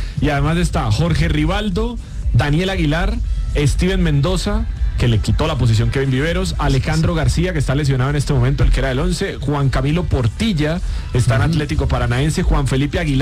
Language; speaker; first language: Spanish; native; Spanish